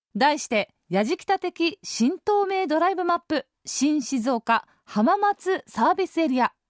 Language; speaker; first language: Japanese; native; Japanese